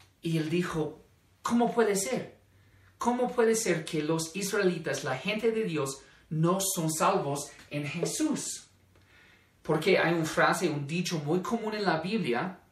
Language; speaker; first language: Spanish; non-native, fluent; English